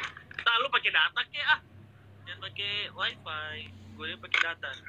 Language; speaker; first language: Indonesian; native; Indonesian